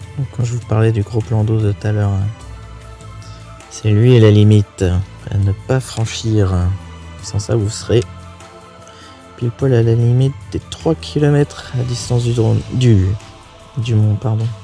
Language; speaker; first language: French; native; French